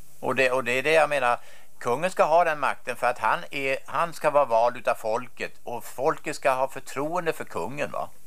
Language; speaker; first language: Swedish; native; Swedish